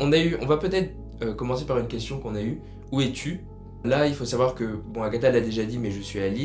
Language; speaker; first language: French; native; French